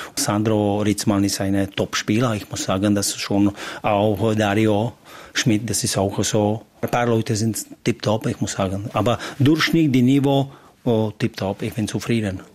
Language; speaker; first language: German; non-native, learner; Czech